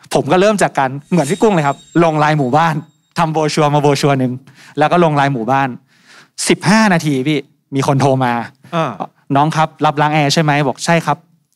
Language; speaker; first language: Thai; native; Thai